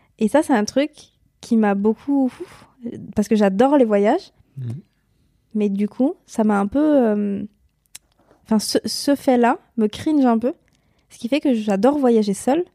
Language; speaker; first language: French; native; French